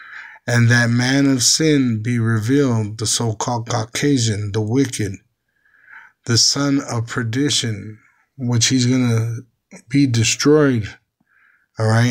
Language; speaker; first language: English; native; English